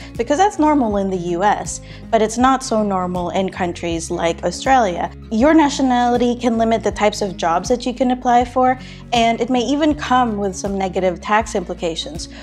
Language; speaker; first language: English; non-native, local second language; Filipino